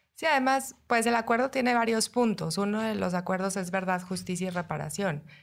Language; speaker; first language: Spanish; native; Spanish